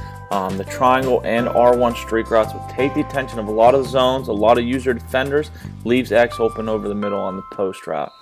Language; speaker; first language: English; native; English